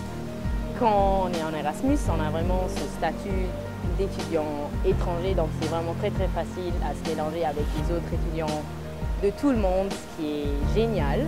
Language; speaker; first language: French; non-native, fluent; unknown